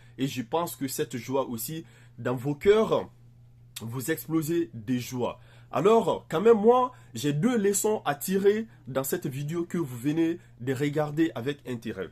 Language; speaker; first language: French; native; French